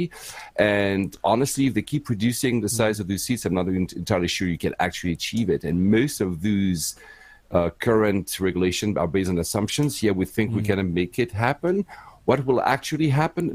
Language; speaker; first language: English; non-native, fluent; French